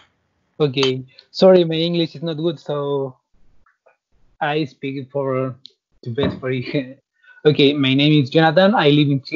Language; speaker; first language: English; non-native, learner; Spanish